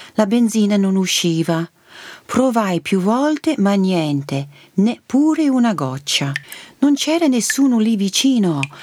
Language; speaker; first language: Italian; early bilingual, heritage; Italian